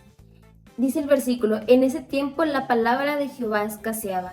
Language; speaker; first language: Spanish; native; Spanish